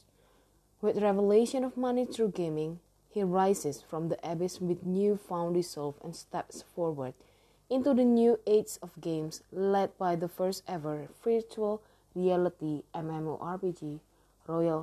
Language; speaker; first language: English; non-native, learner; Indonesian